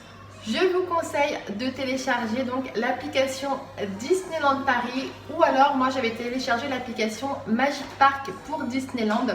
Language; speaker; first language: French; native; French